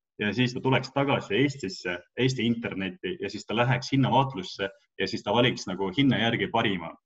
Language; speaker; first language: Estonian; non-native, local second language; Russian